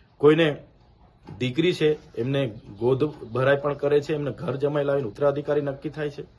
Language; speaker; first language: Gujarati; non-native, local second language; Vasavi